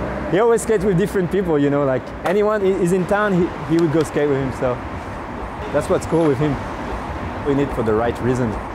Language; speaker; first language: English; non-native, fluent; French